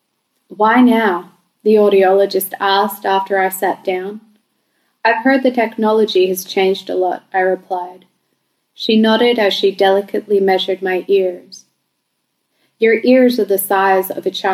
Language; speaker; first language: English; native; English